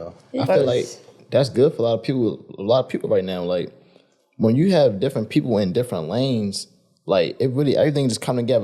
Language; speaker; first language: English; native; English